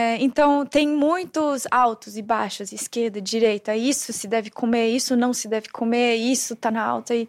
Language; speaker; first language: Portuguese; non-native, fluent; German